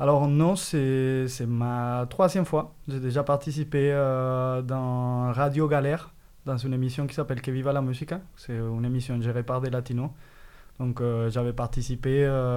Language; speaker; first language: French; non-native, fluent; Spanish